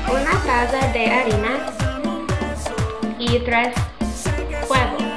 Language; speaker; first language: Spanish; non-native, learner; English